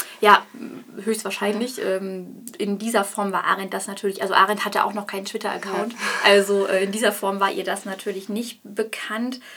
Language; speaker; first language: German; native; German